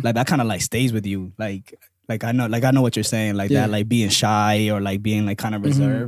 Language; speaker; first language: English; early bilingual, other home language; Spanish